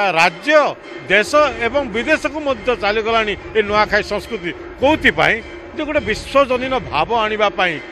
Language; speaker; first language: Odia; native; Odia